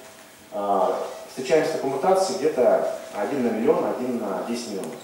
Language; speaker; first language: Russian; native; Russian